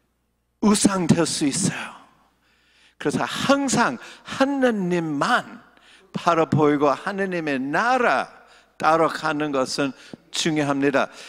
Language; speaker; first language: Korean; non-native, local second language; English